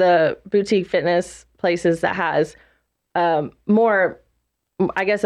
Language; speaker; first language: English; native; English